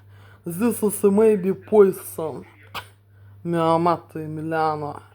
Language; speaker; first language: English; non-native, learner; Russian